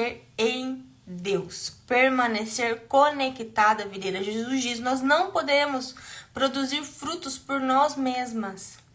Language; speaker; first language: Portuguese; native; Portuguese